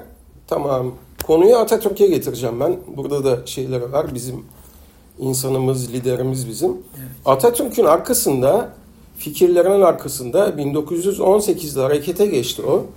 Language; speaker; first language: Turkish; native; Turkish